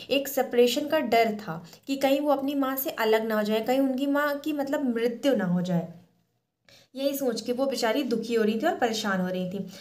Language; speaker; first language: Hindi; native; Hindi